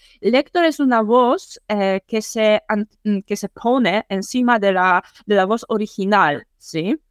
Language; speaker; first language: Spanish; non-native, fluent; Polish